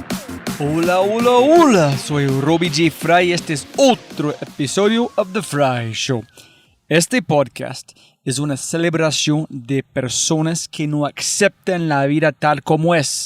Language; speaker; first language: Spanish; non-native, fluent; English